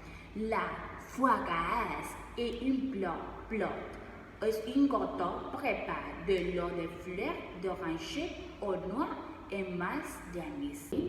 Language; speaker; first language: French; non-native, learner; Spanish